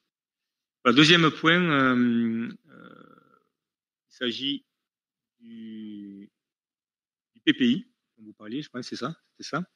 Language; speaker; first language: French; native; French